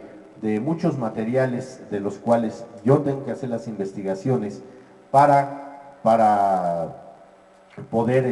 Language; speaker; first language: Spanish; native; Spanish